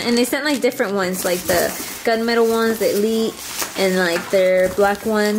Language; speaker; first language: English; early bilingual, other home language; Spanish